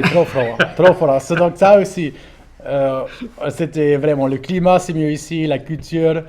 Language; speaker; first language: French; non-native, local second language; English